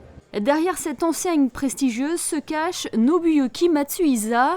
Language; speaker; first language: French; native; French